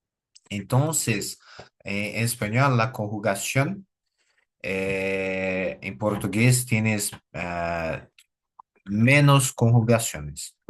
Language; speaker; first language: Spanish; non-native, learner; Portuguese